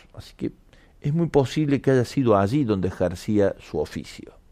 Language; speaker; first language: Spanish; native; Spanish